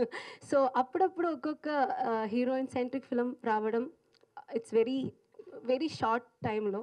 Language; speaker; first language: Telugu; non-native, learner; Malayalam